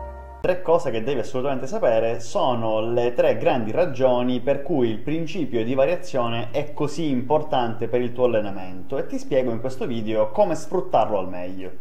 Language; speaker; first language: Italian; native; Italian